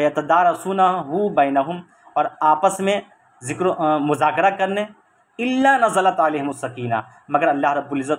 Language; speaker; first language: Urdu; native; Urdu